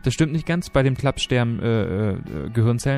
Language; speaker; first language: German; native; German